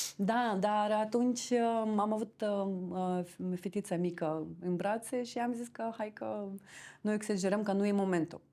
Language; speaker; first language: Romanian; non-native, fluent; Russian